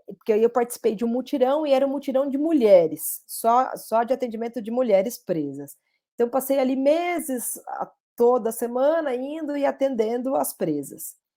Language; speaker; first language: Portuguese; native; Portuguese